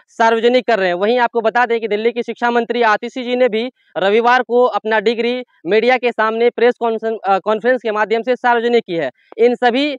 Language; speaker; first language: Hindi; native; Hindi